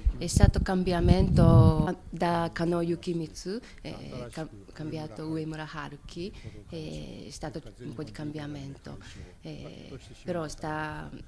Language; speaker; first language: Italian; non-native, learner; Japanese